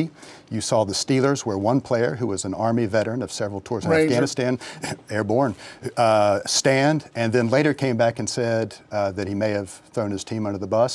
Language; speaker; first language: English; native; English